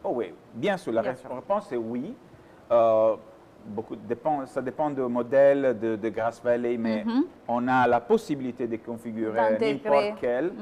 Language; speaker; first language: French; non-native, fluent; Italian